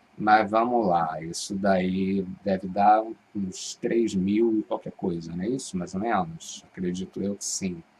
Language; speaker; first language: Portuguese; native; Portuguese